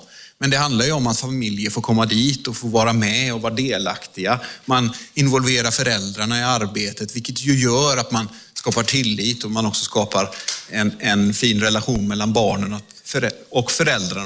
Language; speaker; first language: Swedish; native; Swedish